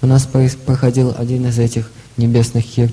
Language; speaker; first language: Russian; native; Russian